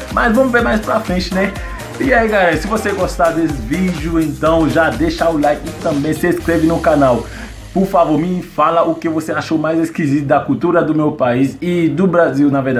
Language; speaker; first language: Portuguese; non-native, fluent; Haitian Creole